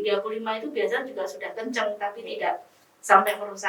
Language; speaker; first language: Indonesian; native; Indonesian